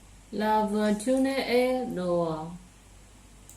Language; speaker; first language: French; non-native, learner; Chinese